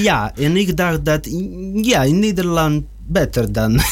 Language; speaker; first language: Dutch; non-native, learner; Russian